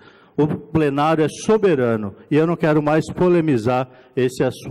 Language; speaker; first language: Portuguese; native; Portuguese